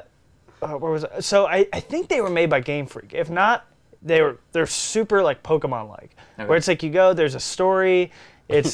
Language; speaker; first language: English; native; English